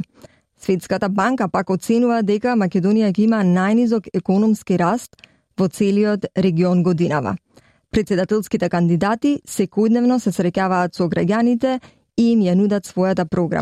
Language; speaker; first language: Macedonian; native; Macedonian